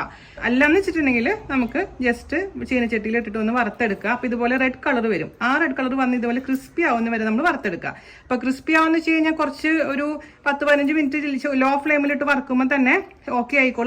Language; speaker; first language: Malayalam; native; Malayalam